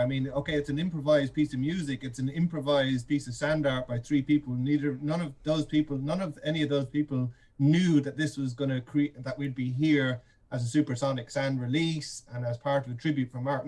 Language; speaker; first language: English; native; English